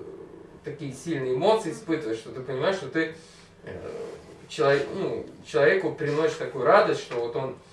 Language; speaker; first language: Russian; native; Russian